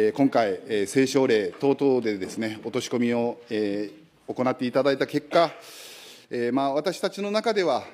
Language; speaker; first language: Japanese; native; Japanese